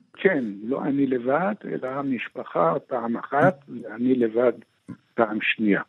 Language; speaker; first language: Hebrew; non-native, fluent; Persian